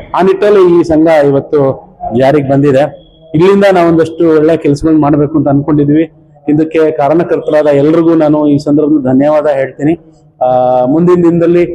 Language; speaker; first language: Kannada; non-native, local second language; Lambadi